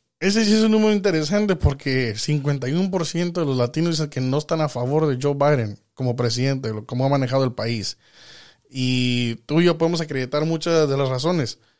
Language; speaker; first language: Spanish; early bilingual, heritage; Spanish